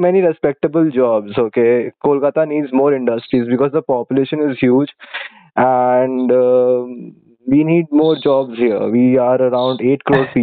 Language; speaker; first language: English; non-native, local second language; Hindi